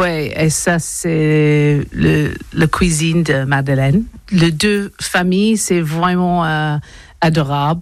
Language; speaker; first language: French; non-native, learner; English